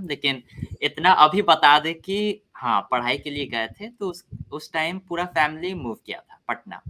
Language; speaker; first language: Hindi; early bilingual, other home language; Korean